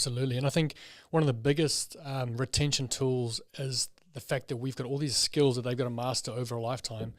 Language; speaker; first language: English; native; English